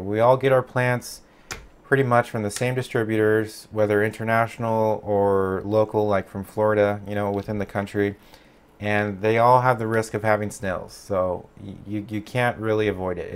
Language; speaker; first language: English; native; English